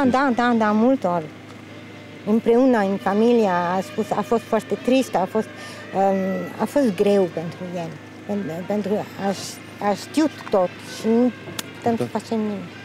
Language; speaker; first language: Romanian; non-native, learner; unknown